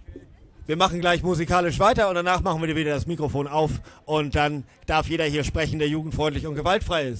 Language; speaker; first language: German; native; German